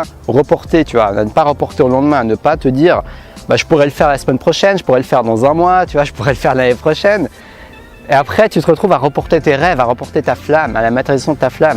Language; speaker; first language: French; native; French